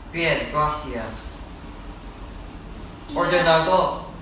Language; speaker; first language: Spanish; non-native, learner; English